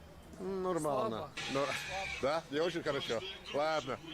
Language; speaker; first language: Russian; non-native, learner; English